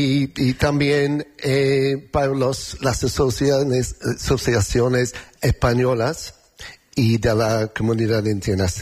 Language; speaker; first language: Spanish; non-native, learner; English